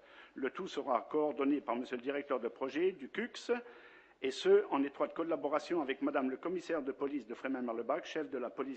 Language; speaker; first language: French; native; French